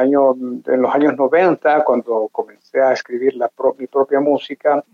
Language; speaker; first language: Spanish; native; Spanish